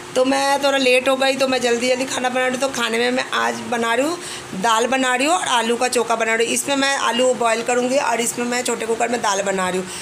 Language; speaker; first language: Hindi; native; Hindi